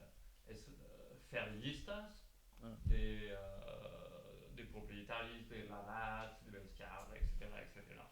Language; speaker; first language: Catalan; non-native, local second language; French